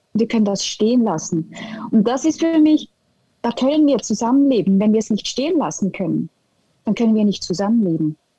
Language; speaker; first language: German; native; German